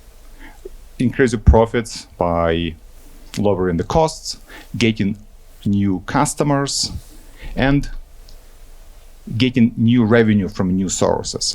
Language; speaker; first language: English; non-native, fluent; Ukrainian